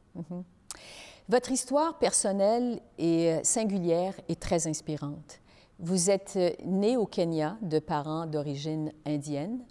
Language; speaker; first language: French; native; French